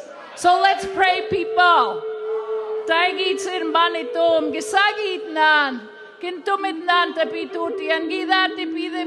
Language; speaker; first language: English; non-native, fluent; Cree